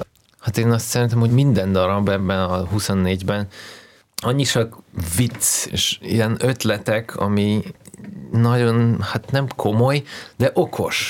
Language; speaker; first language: Hungarian; non-native, learner; Russian